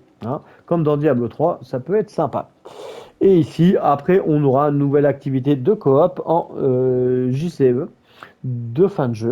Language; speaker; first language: French; native; French